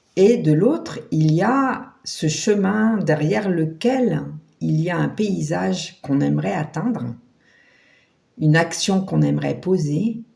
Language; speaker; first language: French; native; French